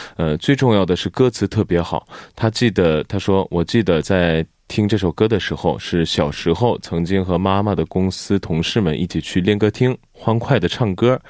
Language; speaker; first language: Chinese; non-native, fluent; Korean